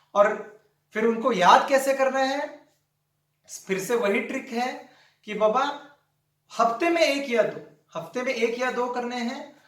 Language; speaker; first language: Hindi; non-native, local second language; Marathi